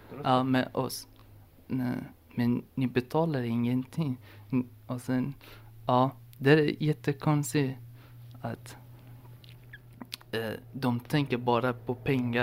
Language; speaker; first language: Swedish; non-native, learner; Persian